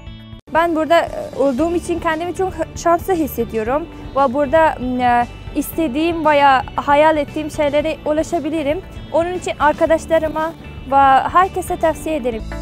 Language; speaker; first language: Turkish; non-native, fluent; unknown